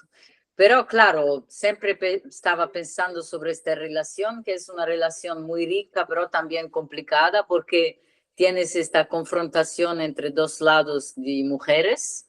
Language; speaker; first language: Spanish; non-native, learner; Italian